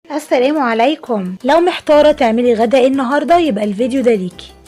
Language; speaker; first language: Arabic; native; Arabic